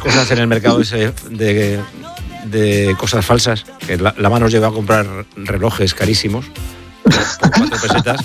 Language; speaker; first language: Spanish; native; Spanish